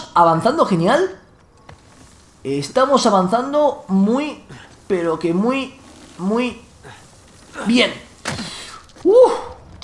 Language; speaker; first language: Spanish; native; Spanish